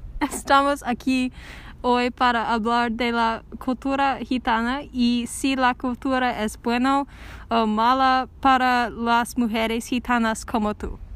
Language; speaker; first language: Spanish; non-native, learner; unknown